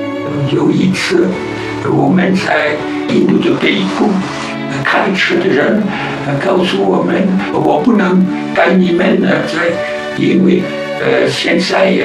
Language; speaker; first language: Chinese; non-native, fluent; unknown